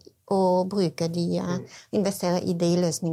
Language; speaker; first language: Norwegian; non-native, fluent; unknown